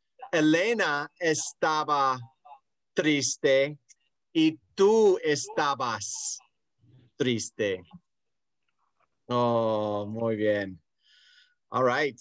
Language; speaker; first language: Spanish; non-native, fluent; English